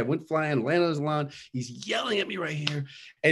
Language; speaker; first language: English; native; English